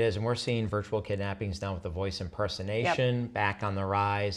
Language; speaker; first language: English; native; English